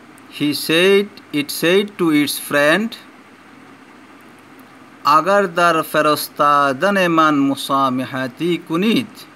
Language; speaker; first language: English; non-native, local second language; Sylheti